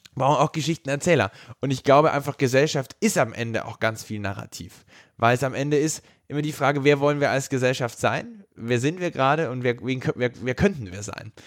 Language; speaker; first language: German; native; German